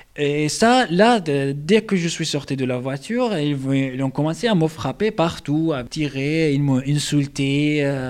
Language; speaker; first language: French; non-native, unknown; Arabic